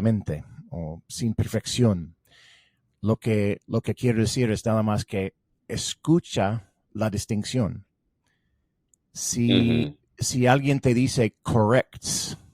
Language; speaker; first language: Spanish; non-native, fluent; English